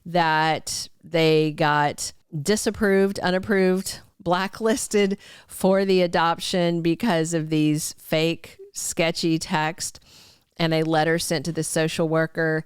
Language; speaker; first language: English; native; English